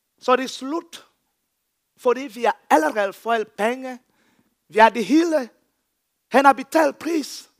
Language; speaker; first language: Danish; non-native, fluent; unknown